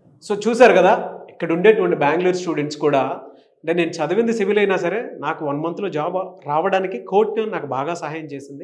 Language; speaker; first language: Telugu; native; Telugu